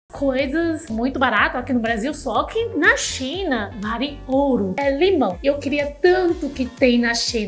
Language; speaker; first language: Portuguese; non-native, learner; Chinese